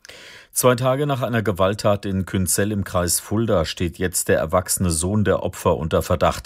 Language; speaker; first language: German; native; German